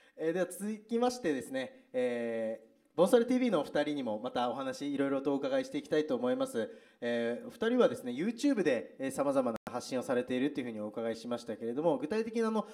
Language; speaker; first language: Japanese; native; Japanese